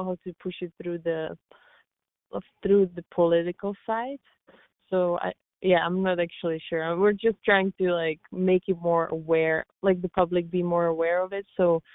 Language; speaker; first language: English; non-native, fluent; Czech